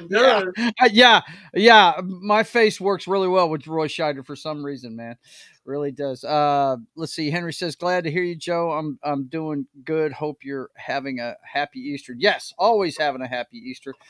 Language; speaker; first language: English; native; English